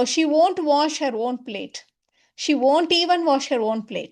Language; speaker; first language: English; non-native, local second language; Tamil